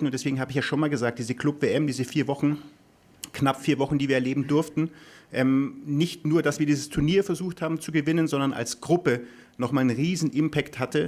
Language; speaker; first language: German; native; German